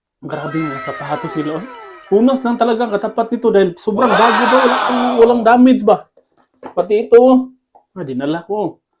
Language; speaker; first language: Filipino; native; Filipino